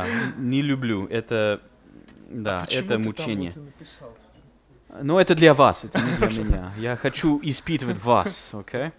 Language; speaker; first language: Russian; non-native, fluent; English